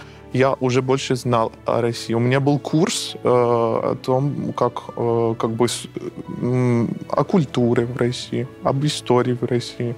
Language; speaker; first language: Russian; non-native, fluent; Persian